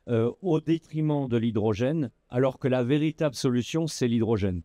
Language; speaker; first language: French; native; French